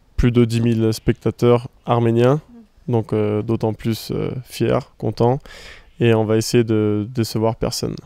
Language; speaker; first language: French; native; French